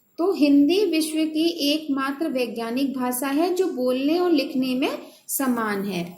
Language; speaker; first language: Hindi; native; Hindi